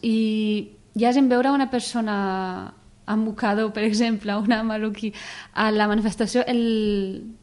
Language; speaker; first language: Catalan; early bilingual, other home language; Arabic